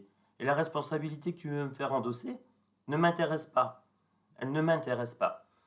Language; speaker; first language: French; native; French